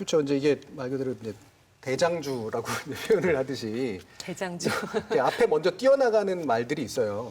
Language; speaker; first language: Korean; native; Korean